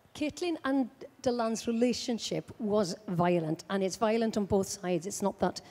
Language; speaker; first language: English; native; English